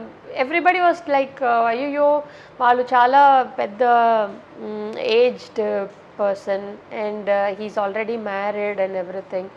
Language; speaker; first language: Telugu; non-native, learner; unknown